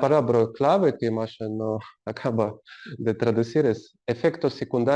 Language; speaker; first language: Spanish; non-native, learner; Russian